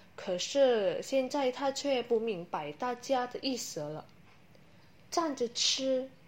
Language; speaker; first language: Chinese; non-native, learner; Indonesian